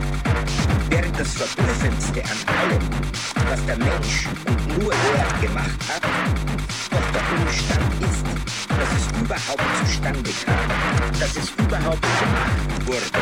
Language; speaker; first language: German; native; German